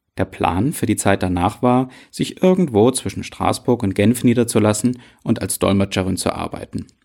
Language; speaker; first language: German; native; German